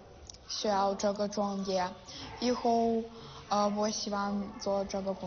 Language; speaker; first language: Chinese; non-native, learner; Russian